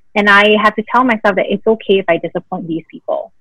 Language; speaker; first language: English; native; English